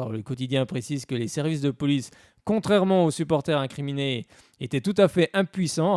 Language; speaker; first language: French; native; French